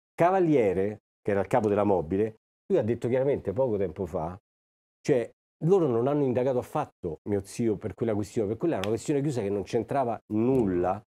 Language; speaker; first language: Italian; native; Italian